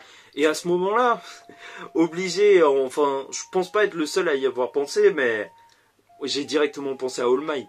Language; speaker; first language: French; native; French